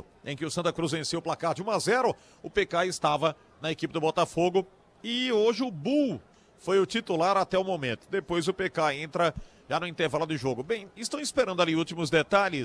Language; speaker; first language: Portuguese; native; Portuguese